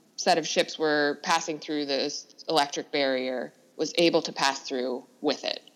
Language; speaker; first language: English; native; English